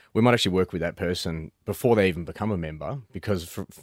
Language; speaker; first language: English; native; English